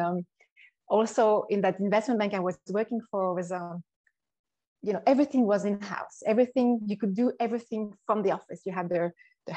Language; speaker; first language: English; non-native, fluent; French